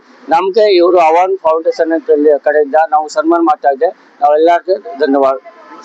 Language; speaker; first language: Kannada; non-native, local second language; Odia